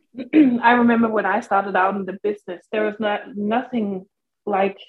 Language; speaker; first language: English; non-native, fluent; Danish